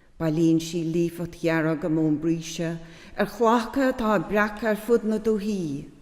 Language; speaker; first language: Irish; native; Irish